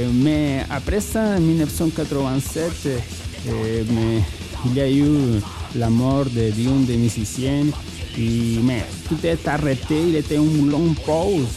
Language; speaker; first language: French; non-native, fluent; Spanish